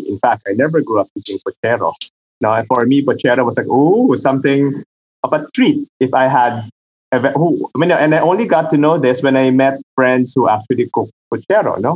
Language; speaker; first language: English; non-native, local second language; Filipino